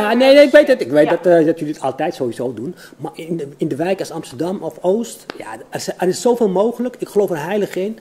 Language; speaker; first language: Dutch; native; Dutch